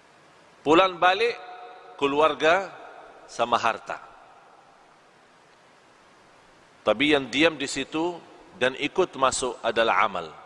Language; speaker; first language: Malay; non-native, fluent; Arabic